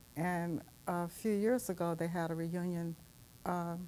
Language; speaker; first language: English; native; English